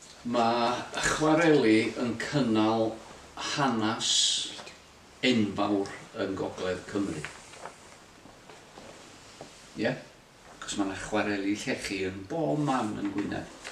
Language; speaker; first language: Welsh; native; Welsh